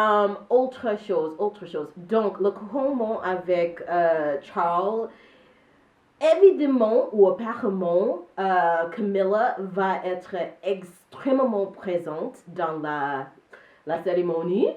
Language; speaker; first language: French; non-native, learner; English